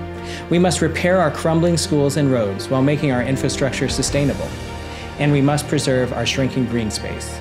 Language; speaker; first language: English; native; English